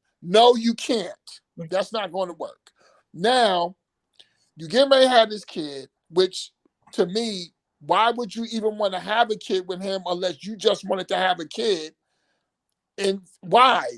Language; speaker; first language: English; native; English